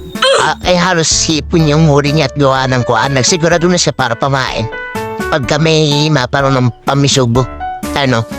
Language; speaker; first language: Filipino; native; Filipino